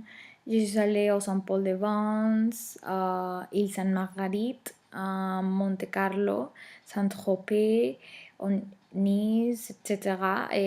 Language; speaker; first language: French; non-native, learner; Spanish